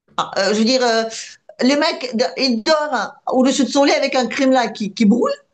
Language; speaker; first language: French; non-native, fluent; Russian